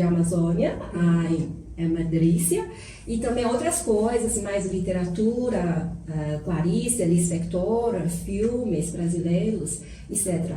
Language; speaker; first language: Portuguese; non-native, fluent; Chinese